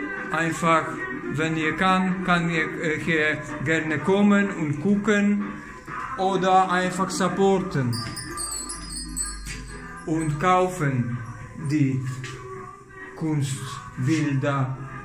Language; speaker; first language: German; non-native, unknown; Polish